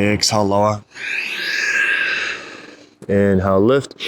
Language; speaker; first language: English; native; English